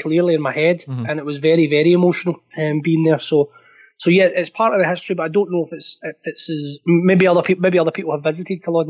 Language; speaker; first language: English; native; English